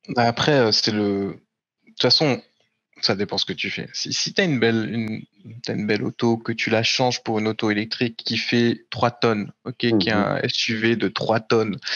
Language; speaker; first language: French; native; French